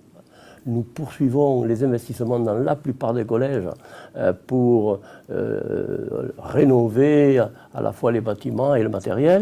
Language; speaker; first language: French; native; French